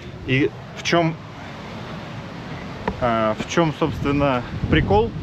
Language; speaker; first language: Russian; native; Russian